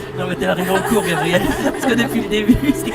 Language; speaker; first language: French; native; French